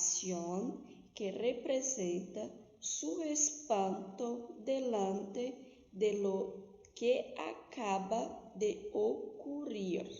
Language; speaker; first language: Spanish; non-native, fluent; Portuguese